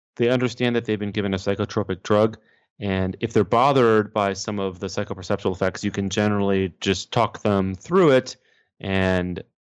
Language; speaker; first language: English; native; English